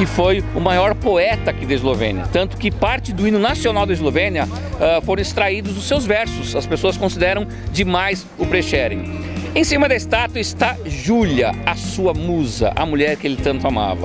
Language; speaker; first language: Portuguese; native; Portuguese